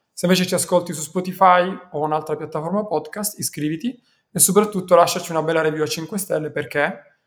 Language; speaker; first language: Italian; native; Italian